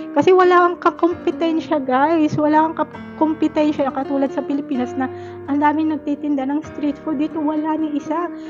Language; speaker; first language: Filipino; native; Filipino